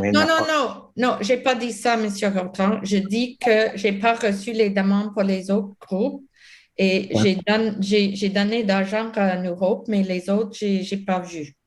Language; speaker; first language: French; non-native, local second language; English